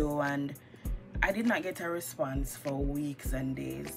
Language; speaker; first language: English; native; English